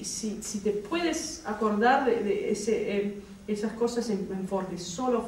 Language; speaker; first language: Spanish; non-native, fluent; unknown